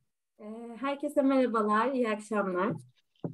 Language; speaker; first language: Turkish; native; Turkish